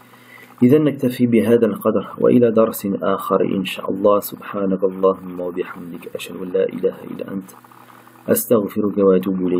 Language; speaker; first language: Arabic; non-native, fluent; French